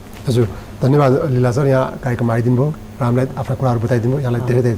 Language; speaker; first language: Nepali; native; Nepali